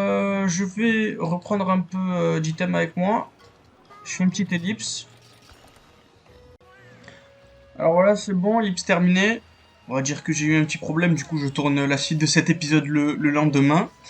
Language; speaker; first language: French; native; French